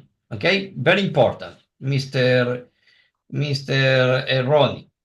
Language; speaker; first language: English; non-native, learner; Spanish